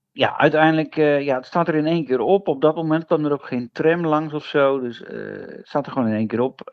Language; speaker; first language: Dutch; native; Dutch